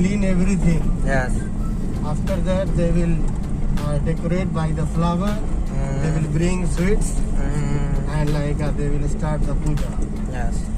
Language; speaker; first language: English; non-native, learner; Hindi